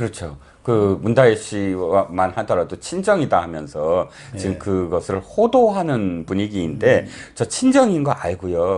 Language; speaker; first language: Korean; native; Korean